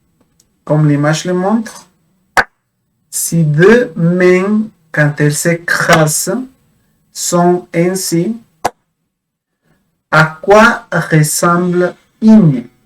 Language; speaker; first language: French; non-native, fluent; Spanish